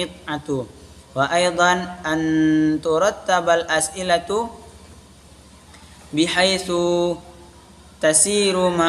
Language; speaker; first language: Arabic; non-native, learner; Indonesian